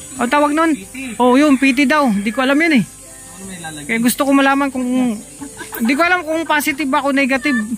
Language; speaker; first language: Filipino; native; Filipino